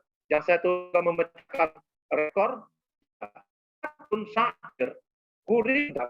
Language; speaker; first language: Indonesian; native; Indonesian